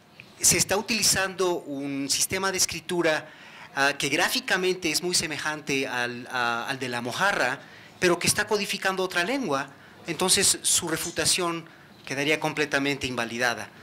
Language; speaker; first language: Spanish; native; Spanish